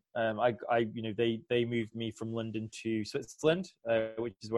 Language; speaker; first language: English; native; English